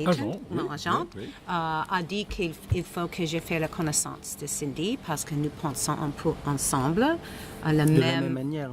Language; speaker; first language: French; non-native, learner; English